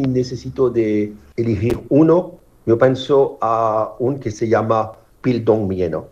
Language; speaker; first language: Spanish; non-native, fluent; French